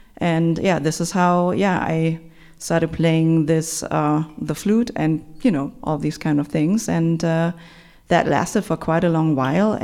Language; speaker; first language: English; non-native, fluent; German